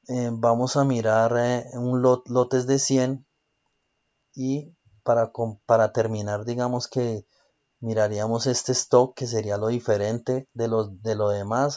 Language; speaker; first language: Spanish; native; Spanish